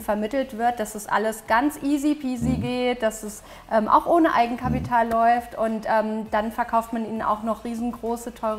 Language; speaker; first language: German; native; German